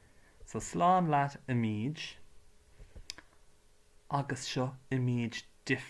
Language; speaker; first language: Irish; non-native, local second language; English